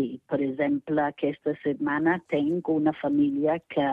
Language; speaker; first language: Catalan; non-native, fluent; English